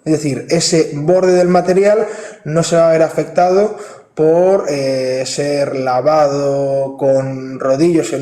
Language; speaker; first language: Spanish; native; Spanish